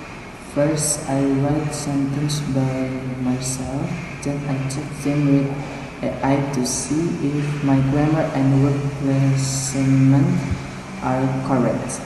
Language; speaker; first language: English; non-native, learner; Indonesian